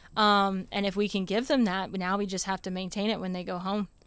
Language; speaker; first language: English; native; English